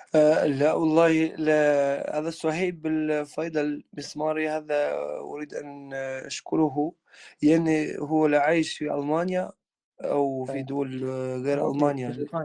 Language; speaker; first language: Arabic; non-native, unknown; Albanian